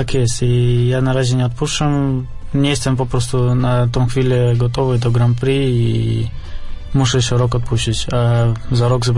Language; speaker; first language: Polish; non-native, fluent; Russian